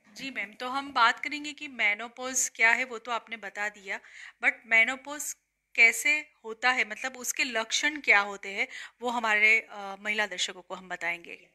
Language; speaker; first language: Hindi; non-native, local second language; Gujarati